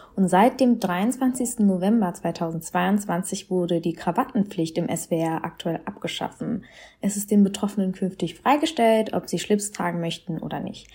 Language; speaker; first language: German; early bilingual, other home language; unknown